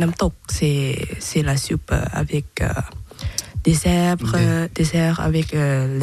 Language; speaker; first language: French; non-native, learner; Thai